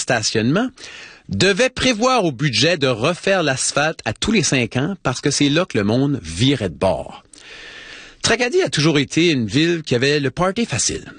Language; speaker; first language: French; native; French